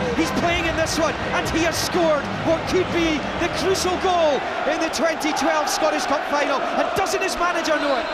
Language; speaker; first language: English; native; English